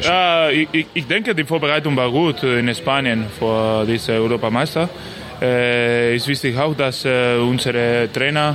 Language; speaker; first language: German; non-native, learner; Spanish